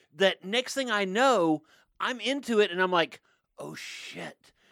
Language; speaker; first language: English; native; English